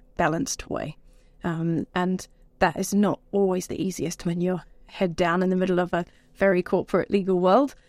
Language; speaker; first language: English; native; English